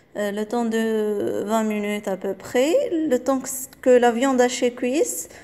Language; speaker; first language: French; non-native, local second language; Arabic